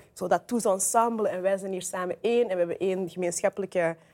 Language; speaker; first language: Dutch; native; Dutch